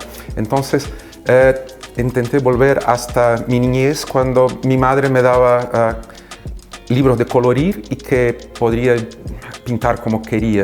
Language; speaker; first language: Spanish; non-native, fluent; Portuguese